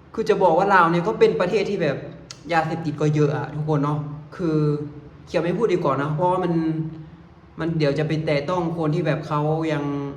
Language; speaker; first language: Thai; native; Thai